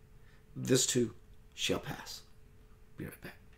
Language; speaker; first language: English; native; English